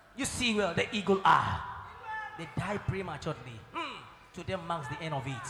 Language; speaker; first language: English; non-native, local second language; Ibibio